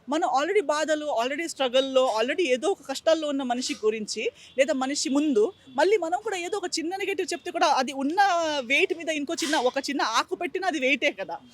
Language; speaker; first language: Telugu; non-native, fluent; Konkani